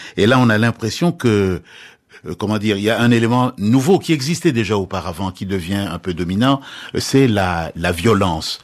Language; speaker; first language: French; non-native, local second language; Lingala